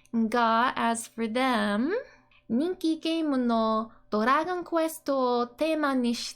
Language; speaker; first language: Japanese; non-native, fluent; English